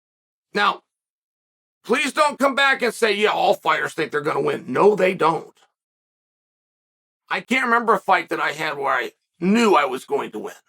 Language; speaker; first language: English; native; English